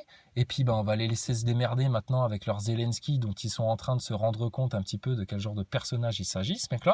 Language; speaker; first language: French; native; French